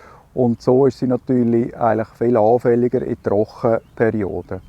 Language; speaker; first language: German; native; German